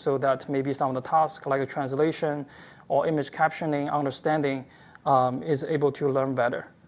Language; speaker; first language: English; non-native, fluent; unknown